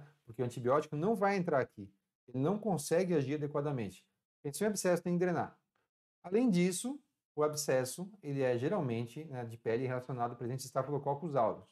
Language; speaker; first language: Portuguese; native; Portuguese